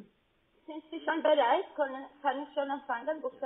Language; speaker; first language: German; non-native, fluent; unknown